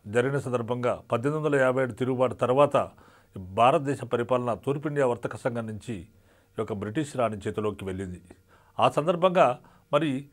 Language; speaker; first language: Telugu; native; Telugu